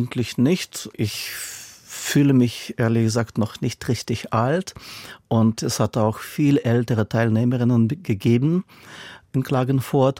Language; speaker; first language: German; non-native, fluent; Russian